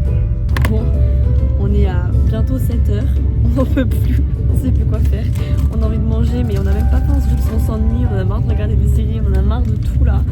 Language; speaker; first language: French; native; French